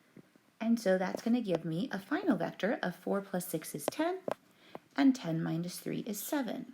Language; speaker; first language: English; native; English